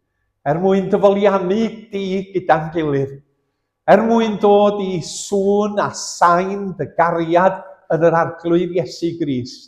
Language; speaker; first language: Welsh; native; Welsh